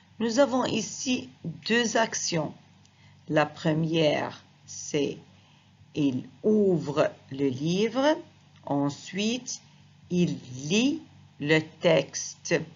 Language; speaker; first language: French; non-native, fluent; Arabic